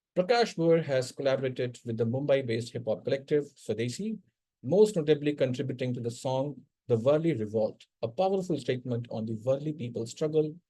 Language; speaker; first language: English; non-native, local second language; Hindi